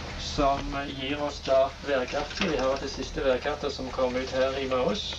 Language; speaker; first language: Norwegian; native; Norwegian